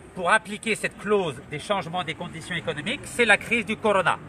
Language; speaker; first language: French; non-native, local second language; Arabic